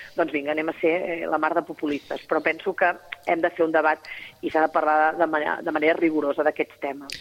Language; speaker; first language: Catalan; native; Catalan